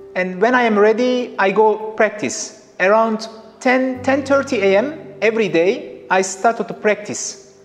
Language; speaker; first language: English; non-native, fluent; Turkish